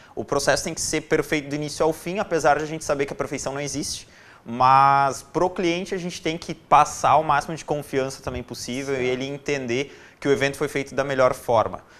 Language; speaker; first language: Portuguese; native; Portuguese